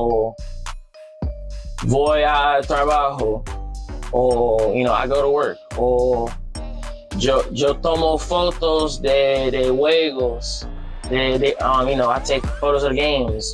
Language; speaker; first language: Spanish; non-native, learner; English